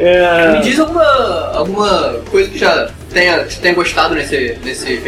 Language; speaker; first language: Portuguese; native; Portuguese